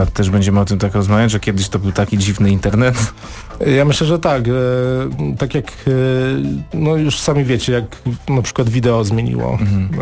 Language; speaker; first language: Polish; native; Polish